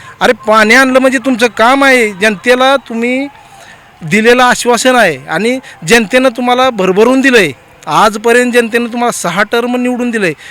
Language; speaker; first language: Marathi; native; Marathi